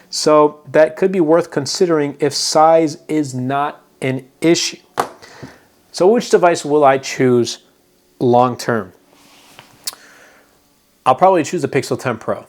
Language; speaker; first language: English; native; English